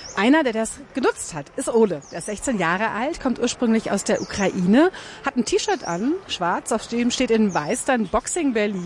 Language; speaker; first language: German; native; German